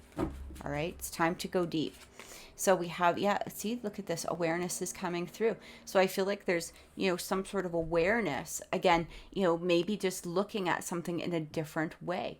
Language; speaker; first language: English; native; English